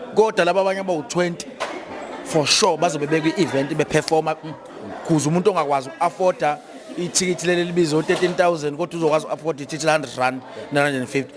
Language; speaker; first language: Zulu; native; Zulu